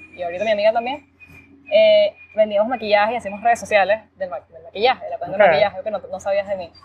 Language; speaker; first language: Spanish; native; Spanish